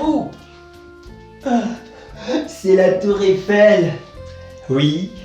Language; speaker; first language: French; non-native, fluent; Portuguese